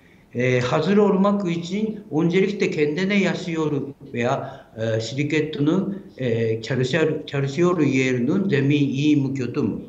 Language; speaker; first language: Turkish; non-native, fluent; Japanese